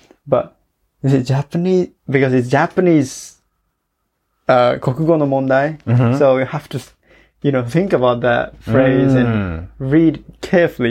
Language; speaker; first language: English; non-native, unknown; Japanese